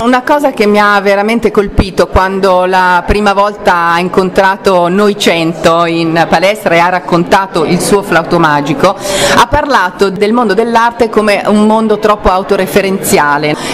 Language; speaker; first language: Italian; native; Italian